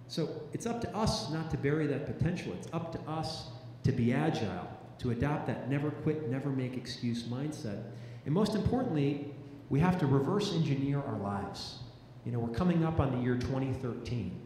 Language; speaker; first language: English; native; English